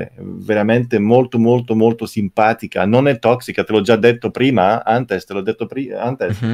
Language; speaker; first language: Italian; non-native, learner; French